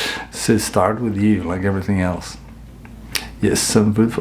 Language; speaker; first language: English; non-native, fluent; Swedish